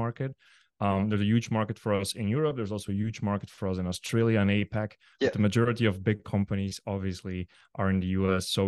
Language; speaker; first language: English; non-native, fluent; Dutch